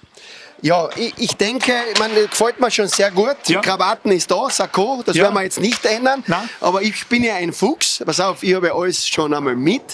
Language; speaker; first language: German; native; German